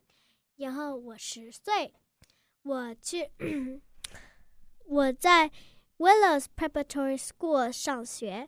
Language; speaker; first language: Chinese; early bilingual, heritage; Chinese